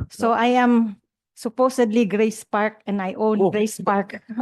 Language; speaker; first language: English; non-native, local second language; Cebuano